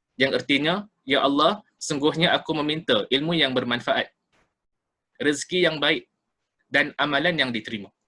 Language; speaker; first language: Malay; native; Malay